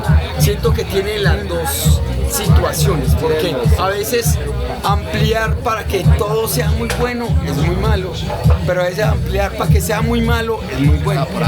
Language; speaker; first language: Spanish; native; Spanish